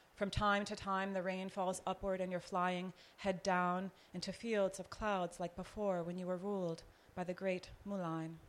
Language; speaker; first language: English; native; English